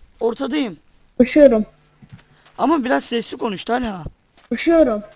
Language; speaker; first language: Turkish; native; Turkish